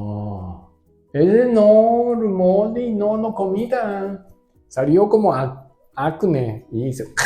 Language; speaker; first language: Spanish; non-native, learner; Japanese